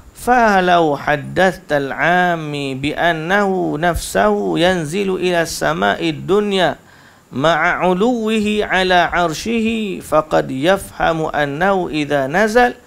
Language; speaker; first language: Arabic; non-native, fluent; Malay